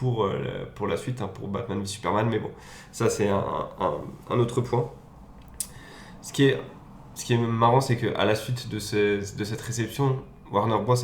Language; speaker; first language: French; native; French